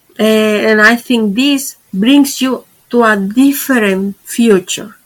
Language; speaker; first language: English; non-native, fluent; Spanish